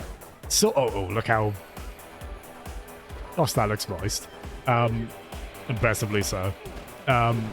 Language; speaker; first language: English; native; English